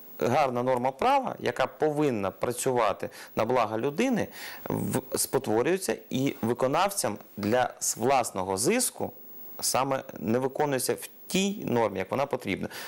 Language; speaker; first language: Ukrainian; non-native, local second language; Russian